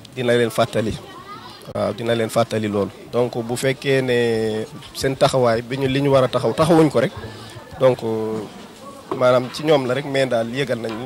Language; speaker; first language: Wolof; non-native, local second language; Fula